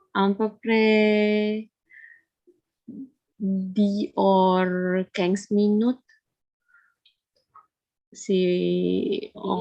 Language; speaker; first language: French; non-native, learner; Indonesian